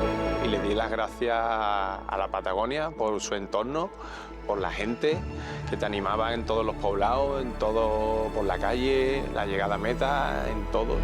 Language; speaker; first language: Spanish; native; Spanish